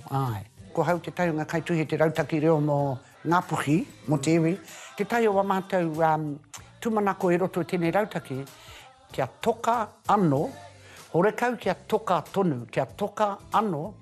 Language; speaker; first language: Māori; native; Māori